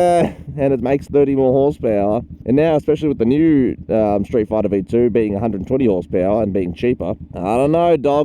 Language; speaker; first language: English; native; English